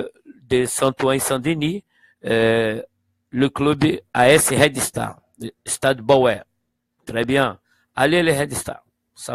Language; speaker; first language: French; non-native, fluent; Portuguese